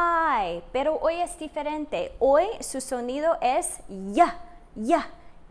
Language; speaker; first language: Spanish; non-native, fluent; English